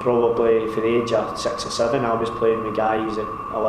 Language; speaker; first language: English; native; English